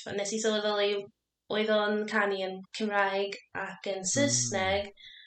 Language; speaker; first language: Welsh; non-native, learner; English